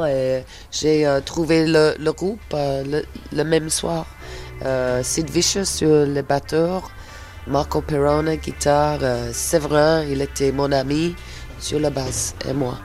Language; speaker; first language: French; non-native, fluent; English